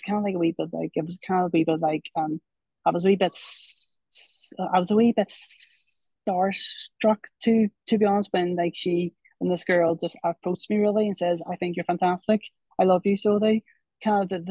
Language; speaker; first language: English; native; English